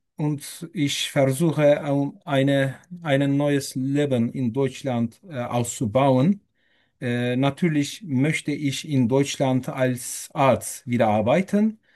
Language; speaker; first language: German; non-native, learner; Turkish